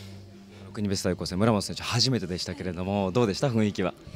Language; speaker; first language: Japanese; native; Japanese